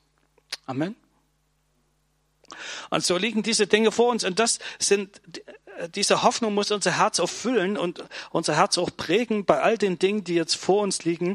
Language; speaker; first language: German; native; German